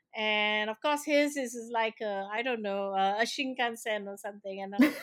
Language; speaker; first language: English; non-native, local second language; Malay